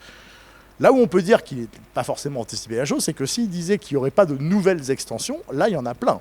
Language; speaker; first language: French; native; French